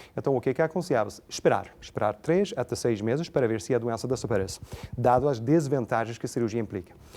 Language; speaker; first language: Portuguese; non-native, fluent; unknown